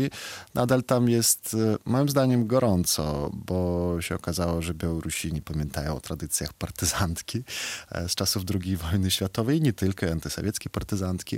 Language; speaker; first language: Polish; non-native, fluent; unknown